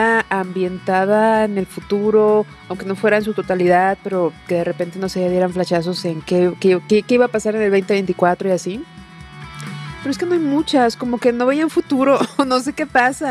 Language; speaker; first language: Spanish; native; Spanish